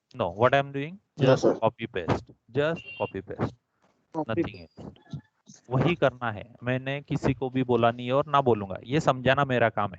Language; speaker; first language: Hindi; non-native, local second language; Marathi